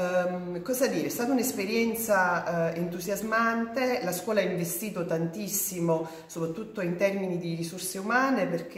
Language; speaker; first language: Italian; native; Italian